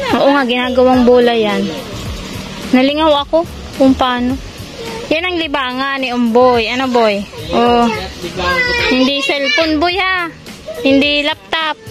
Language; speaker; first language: Filipino; non-native, local second language; Bikol